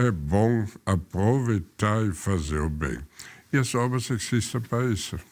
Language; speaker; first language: Portuguese; non-native, fluent; German